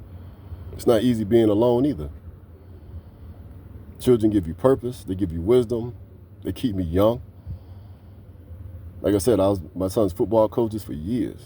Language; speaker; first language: English; native; English